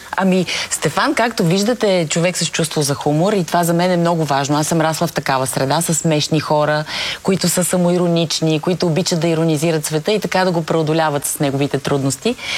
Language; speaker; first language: Bulgarian; native; Bulgarian